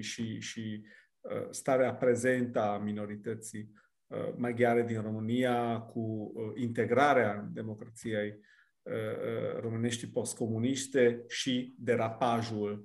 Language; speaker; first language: Romanian; non-native, fluent; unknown